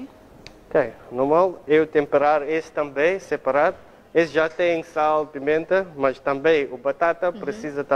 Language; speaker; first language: Portuguese; non-native, learner; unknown